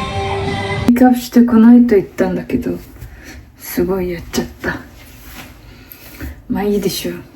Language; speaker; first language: Japanese; non-native, fluent; Mongolian